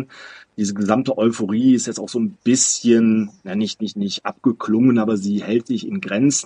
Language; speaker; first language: German; native; German